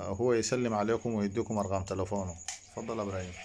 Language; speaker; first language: Arabic; native; Arabic